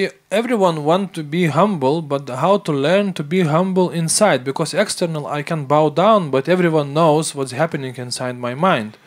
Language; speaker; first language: English; non-native, fluent; Lithuanian